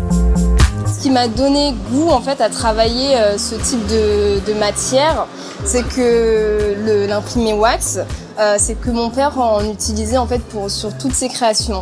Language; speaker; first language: French; native; French